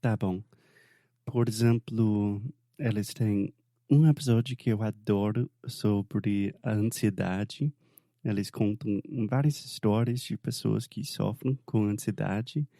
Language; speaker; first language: Portuguese; non-native, fluent; English